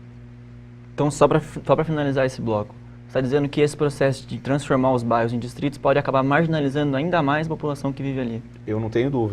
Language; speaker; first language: Portuguese; native; Portuguese